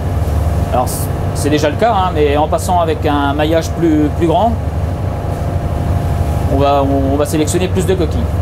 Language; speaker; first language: French; native; French